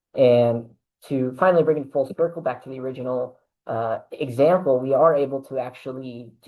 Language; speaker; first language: English; native; English